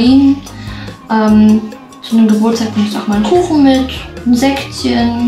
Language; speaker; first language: German; native; German